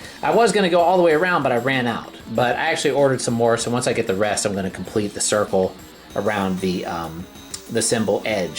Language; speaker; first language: English; native; English